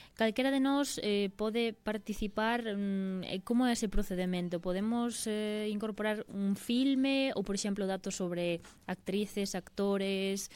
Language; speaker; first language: Galician; native; Galician